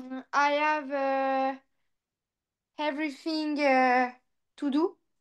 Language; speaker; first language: English; non-native, learner; French